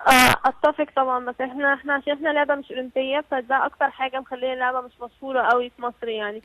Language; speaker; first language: Arabic; native; Arabic